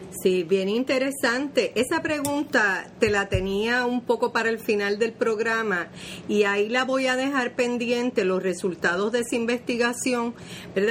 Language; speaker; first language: Spanish; native; Spanish